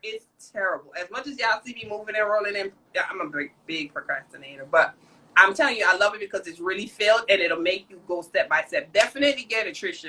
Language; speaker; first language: English; native; English